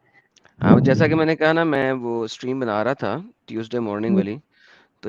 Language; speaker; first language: Hindi; native; Hindi